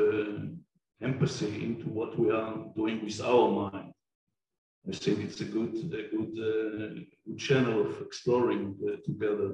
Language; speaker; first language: English; non-native, fluent; Hebrew